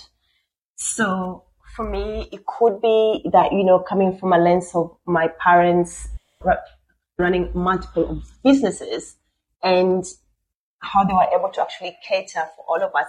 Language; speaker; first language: English; non-native, local second language; Luo (Kenya and Tanzania)